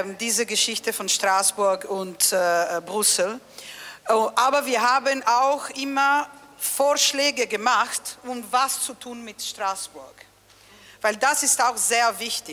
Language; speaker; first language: German; non-native, fluent; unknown